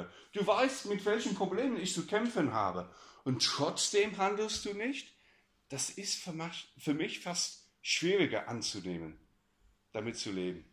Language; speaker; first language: German; non-native, fluent; English